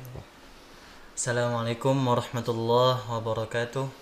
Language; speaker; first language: Indonesian; native; Indonesian